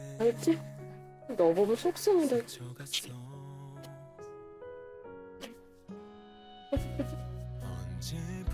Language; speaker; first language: Korean; native; Korean